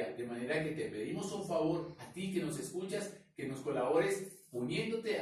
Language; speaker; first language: Spanish; native; Spanish